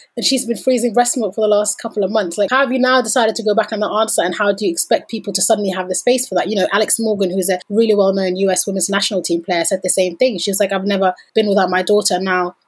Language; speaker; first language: English; early bilingual, other home language; Danish